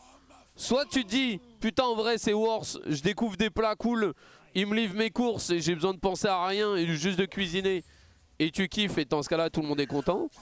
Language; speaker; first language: French; native; French